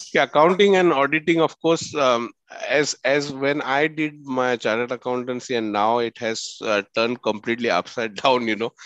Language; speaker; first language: English; non-native, local second language; Marathi